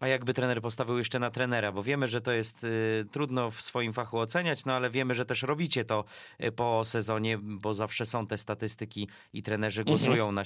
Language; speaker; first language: Polish; native; Polish